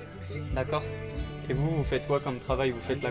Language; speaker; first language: French; native; French